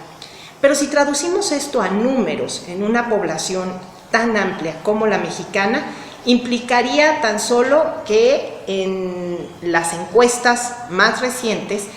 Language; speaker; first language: Spanish; native; Spanish